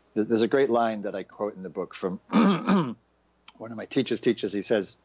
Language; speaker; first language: English; native; English